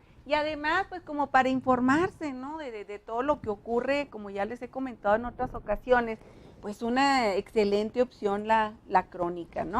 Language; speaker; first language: Spanish; native; Spanish